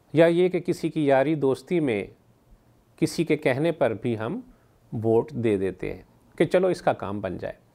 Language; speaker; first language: Urdu; native; Urdu